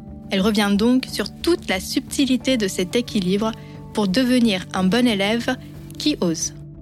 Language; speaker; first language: French; native; French